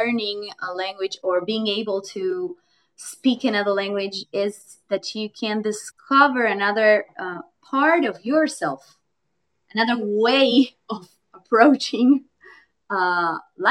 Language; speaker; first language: English; non-native, fluent; Spanish